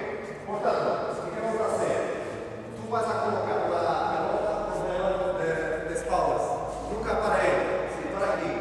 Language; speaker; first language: Spanish; non-native, learner; Portuguese